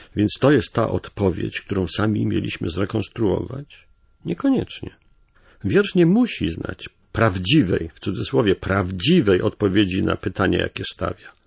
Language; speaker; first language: Polish; native; Polish